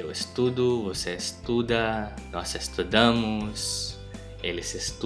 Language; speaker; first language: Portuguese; non-native, learner; Filipino